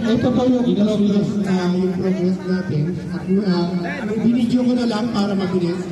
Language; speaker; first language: Filipino; native; Filipino